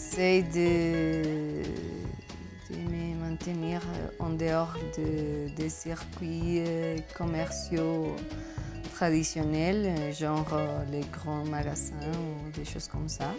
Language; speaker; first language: French; non-native, fluent; Spanish